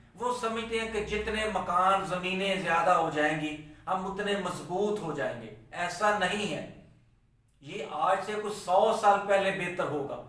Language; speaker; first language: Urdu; non-native, local second language; Punjabi